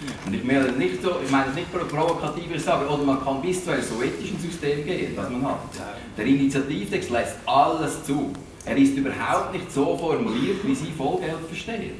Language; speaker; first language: German; native; German